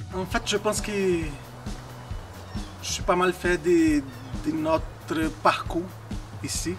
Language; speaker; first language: French; non-native, fluent; Portuguese